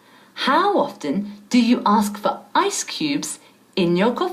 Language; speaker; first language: English; non-native, fluent; Spanish